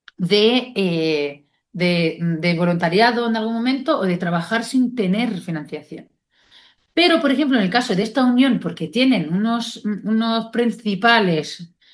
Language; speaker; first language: Spanish; non-native, fluent; Arabic